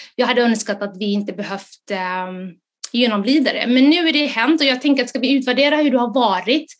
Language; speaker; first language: Swedish; early bilingual, other home language; Somali